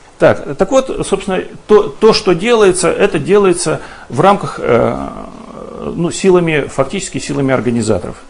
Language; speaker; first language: Russian; native; Russian